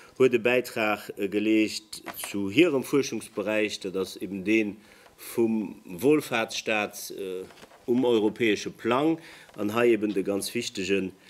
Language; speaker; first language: German; non-native, local second language; Luxembourgish